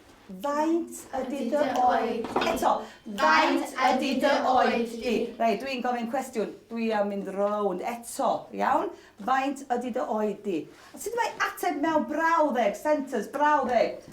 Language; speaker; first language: Welsh; native; Welsh